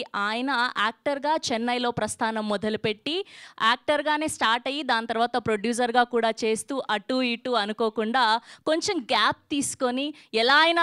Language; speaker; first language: Telugu; native; Telugu